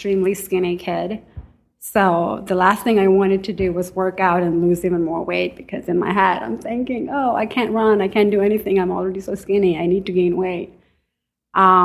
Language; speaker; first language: English; non-native, local second language; Urdu